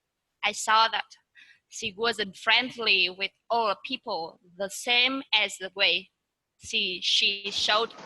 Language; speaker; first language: English; non-native, learner; Vietnamese